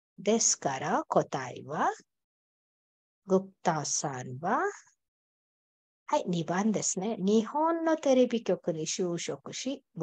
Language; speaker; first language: Japanese; non-native, fluent; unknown